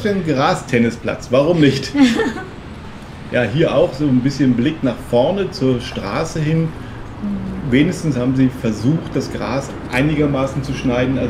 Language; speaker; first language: German; native; German